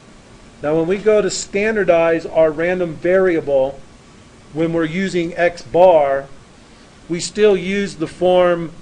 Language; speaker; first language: English; native; English